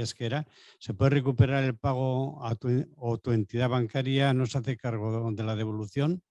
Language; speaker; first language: Spanish; native; Spanish